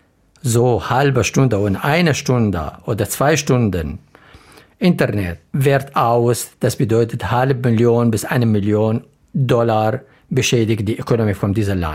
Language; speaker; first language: German; non-native, learner; Arabic